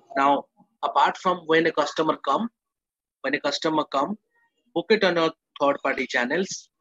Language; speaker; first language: English; non-native, local second language; Odia